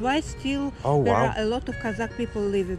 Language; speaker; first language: English; non-native, fluent; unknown